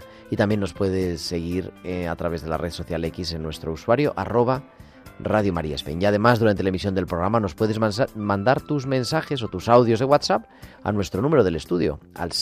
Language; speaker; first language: Spanish; native; Spanish